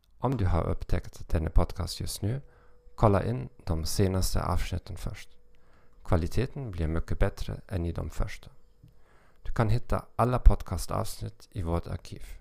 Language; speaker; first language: Swedish; non-native, learner; German